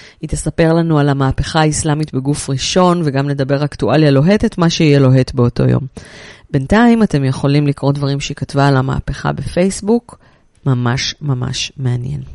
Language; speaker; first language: Hebrew; native; Hebrew